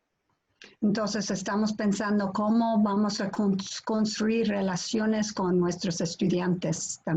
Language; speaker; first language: Spanish; non-native, fluent; English